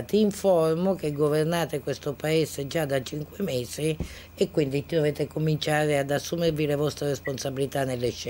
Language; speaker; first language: Italian; native; Italian